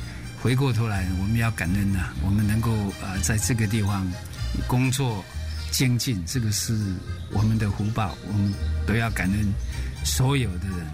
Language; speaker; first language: Chinese; native; Chinese